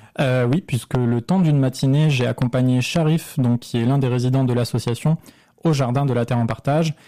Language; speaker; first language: French; native; French